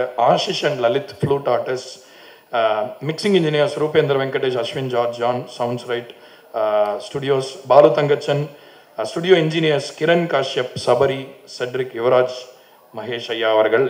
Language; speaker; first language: Tamil; native; Tamil